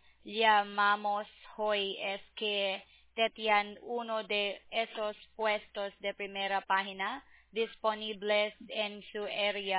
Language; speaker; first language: Spanish; non-native, learner; English